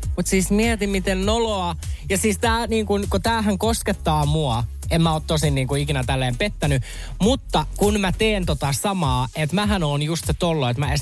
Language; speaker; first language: Finnish; native; Finnish